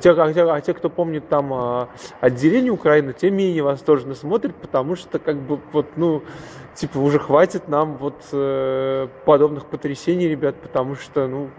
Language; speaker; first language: Russian; native; Russian